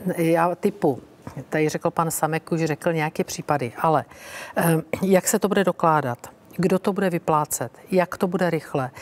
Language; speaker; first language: Czech; native; Czech